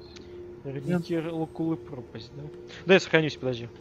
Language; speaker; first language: Russian; native; Russian